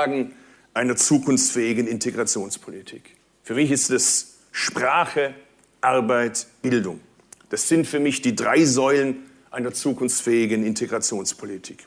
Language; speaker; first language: German; early bilingual, other home language; Turkish